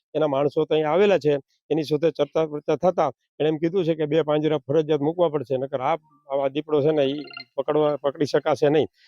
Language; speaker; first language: Gujarati; native; Gujarati